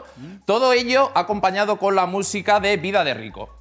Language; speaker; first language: Spanish; native; Spanish